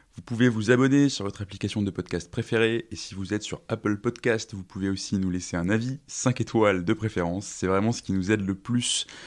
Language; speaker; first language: French; native; French